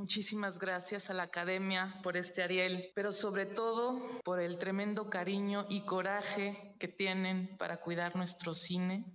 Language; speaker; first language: Spanish; native; Spanish